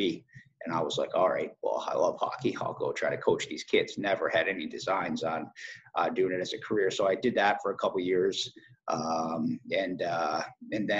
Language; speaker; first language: English; native; English